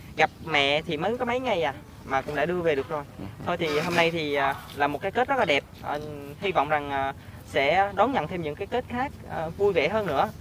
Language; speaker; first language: Vietnamese; native; Vietnamese